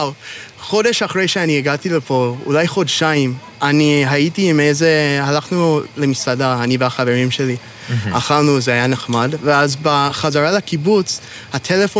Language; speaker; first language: Hebrew; non-native, fluent; English